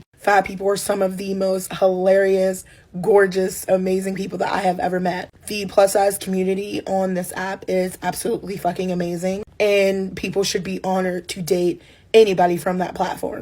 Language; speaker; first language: English; native; English